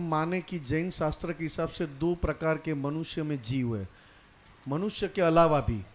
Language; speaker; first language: Hindi; non-native, local second language; Gujarati